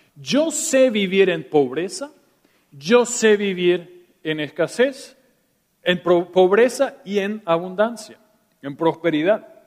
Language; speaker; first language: Spanish; non-native, local second language; German